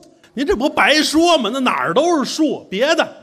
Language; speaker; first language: Chinese; native; Chinese